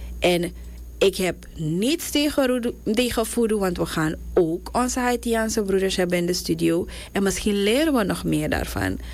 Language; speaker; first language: Dutch; native; Dutch